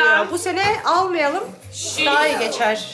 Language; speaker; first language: Turkish; native; Turkish